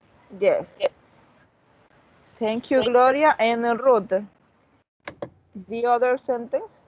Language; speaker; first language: English; non-native, learner; Spanish